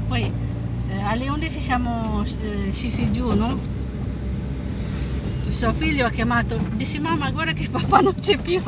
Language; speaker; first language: Italian; non-native, fluent; Filipino